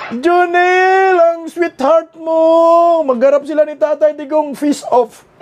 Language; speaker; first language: Filipino; non-native, local second language; Cebuano